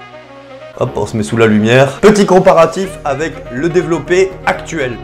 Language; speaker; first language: French; native; French